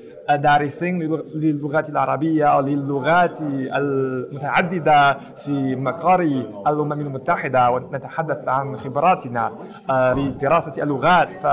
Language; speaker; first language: Arabic; non-native, fluent; Chinese